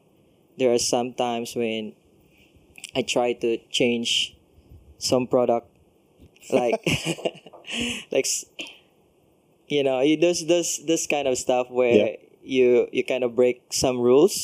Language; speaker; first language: English; non-native, local second language; Cebuano